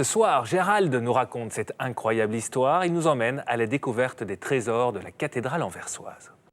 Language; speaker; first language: French; native; French